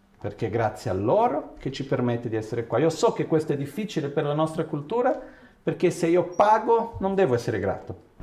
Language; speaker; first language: Italian; non-native, fluent; Portuguese